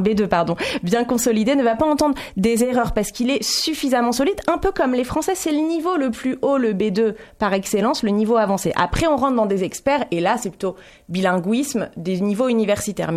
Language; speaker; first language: French; native; French